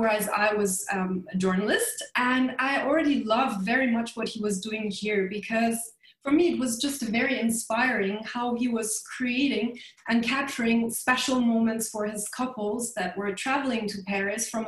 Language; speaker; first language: English; non-native, fluent; German